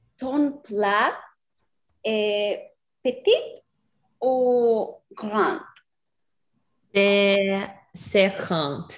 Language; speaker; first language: French; non-native, learner; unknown